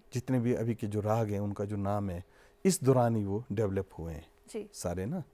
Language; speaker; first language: Hindi; native; Hindi